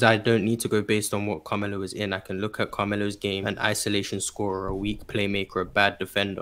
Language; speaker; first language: English; native; English